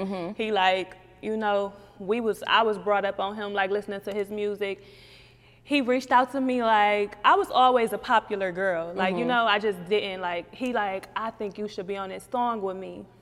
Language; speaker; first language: English; native; English